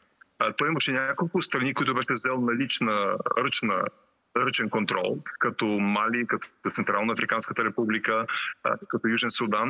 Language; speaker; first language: Bulgarian; native; Bulgarian